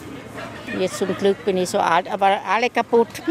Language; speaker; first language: German; non-native, learner; Thai